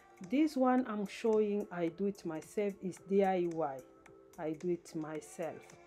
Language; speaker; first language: English; non-native, learner; Lingala